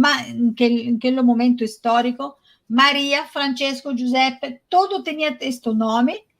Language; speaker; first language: Portuguese; non-native, fluent; Italian